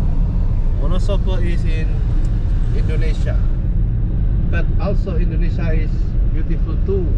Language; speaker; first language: English; non-native, learner; Indonesian